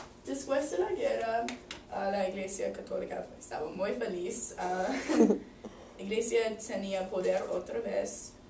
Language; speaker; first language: Spanish; non-native, learner; English